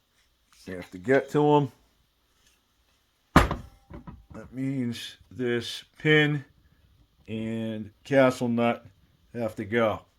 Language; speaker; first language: English; native; English